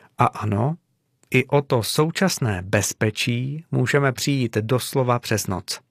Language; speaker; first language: Czech; native; Czech